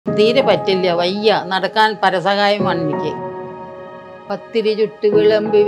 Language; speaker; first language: Malayalam; native; Malayalam